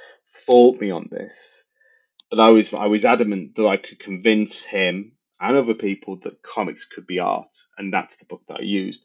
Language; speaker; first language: English; native; English